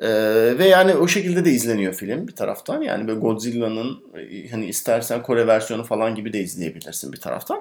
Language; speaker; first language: Turkish; native; Turkish